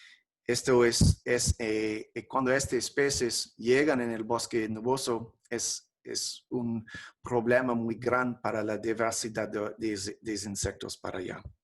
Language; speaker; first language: Spanish; non-native, fluent; English